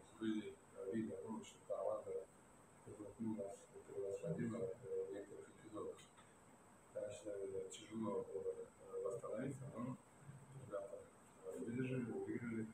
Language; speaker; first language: Russian; non-native, local second language; Uzbek